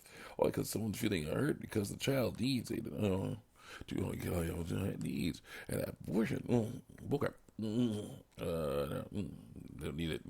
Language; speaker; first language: English; native; English